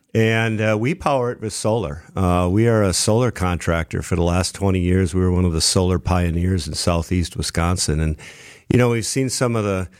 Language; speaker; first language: English; native; English